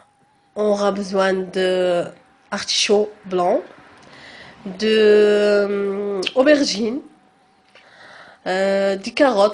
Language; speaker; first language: French; non-native, local second language; Arabic